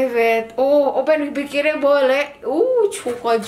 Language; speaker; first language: Turkish; non-native, learner; Indonesian